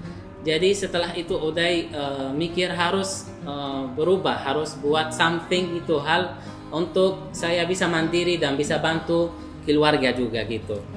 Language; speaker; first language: Indonesian; non-native, fluent; Arabic